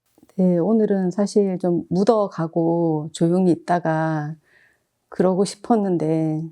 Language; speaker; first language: Korean; native; Korean